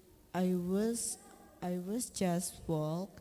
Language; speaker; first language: English; non-native, learner; Indonesian